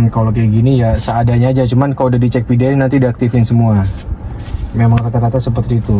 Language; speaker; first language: Indonesian; native; Indonesian